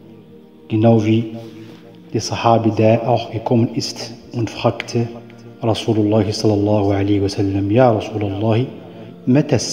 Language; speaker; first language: German; non-native, fluent; Arabic